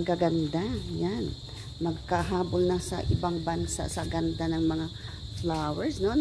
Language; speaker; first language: Filipino; non-native, local second language; Hiligaynon